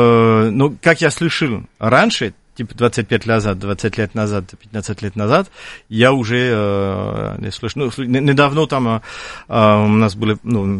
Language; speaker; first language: Russian; non-native, fluent; French